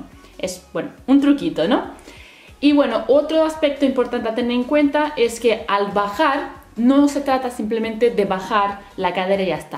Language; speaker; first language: Spanish; native; Spanish